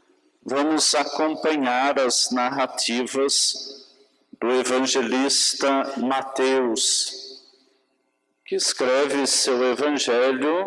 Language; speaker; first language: Portuguese; native; Portuguese